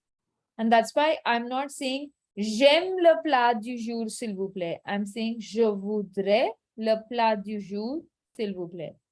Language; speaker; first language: French; non-native, fluent; Hindi